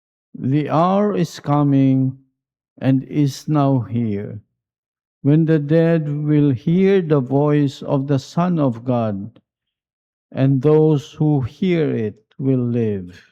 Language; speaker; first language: English; non-native, local second language; Filipino